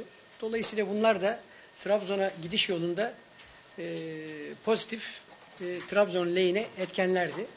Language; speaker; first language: Turkish; native; Turkish